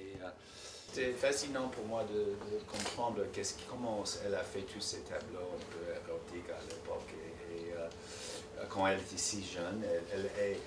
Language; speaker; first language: French; non-native, fluent; English